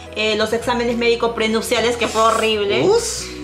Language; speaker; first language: Spanish; native; Spanish